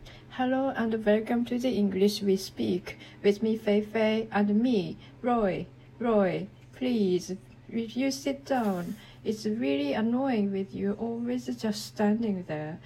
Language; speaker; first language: English; non-native, learner; Japanese